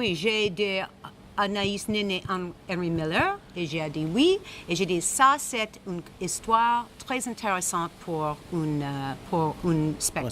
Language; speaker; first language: French; non-native, learner; English